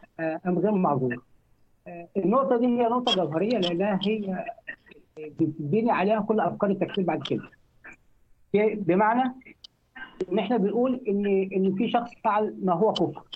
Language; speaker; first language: Arabic; native; Arabic